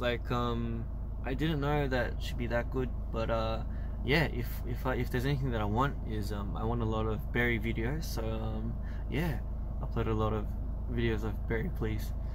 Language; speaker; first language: English; early bilingual, other home language; Korean